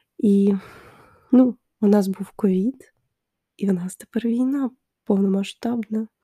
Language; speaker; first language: Ukrainian; non-native, local second language; Russian